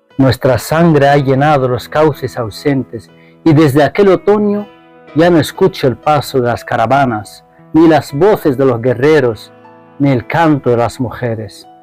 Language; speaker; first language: Spanish; non-native, fluent; Arabic